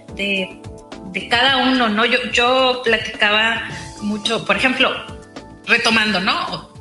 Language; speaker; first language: Spanish; native; Spanish